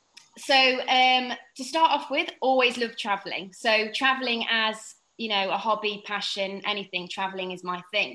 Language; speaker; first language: English; native; English